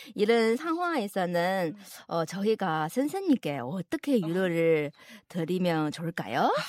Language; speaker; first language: Korean; non-native, fluent; Chinese